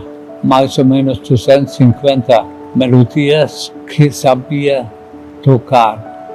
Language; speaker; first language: Portuguese; non-native, fluent; German